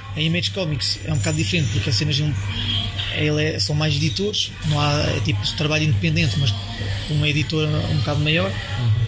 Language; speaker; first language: Portuguese; early bilingual, heritage; French